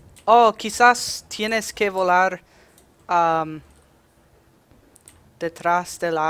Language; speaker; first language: Spanish; non-native, learner; English